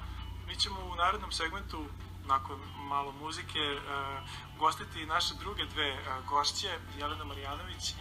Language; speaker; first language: Serbian; native; Serbian